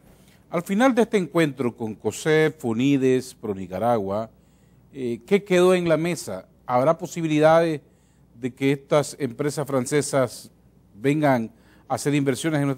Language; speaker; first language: Spanish; native; Spanish